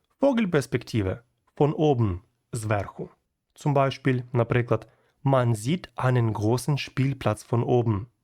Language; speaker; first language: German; non-native, fluent; Ukrainian